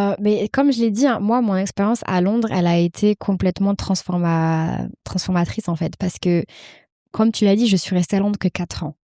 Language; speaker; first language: French; early bilingual, other home language; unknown